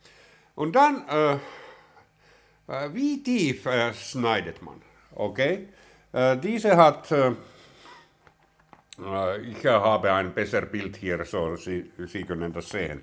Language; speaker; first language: German; non-native, learner; Finnish